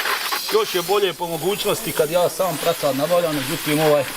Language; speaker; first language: Bosnian; native; Bosnian